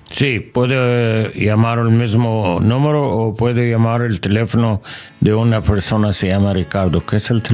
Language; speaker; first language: Spanish; non-native, learner; English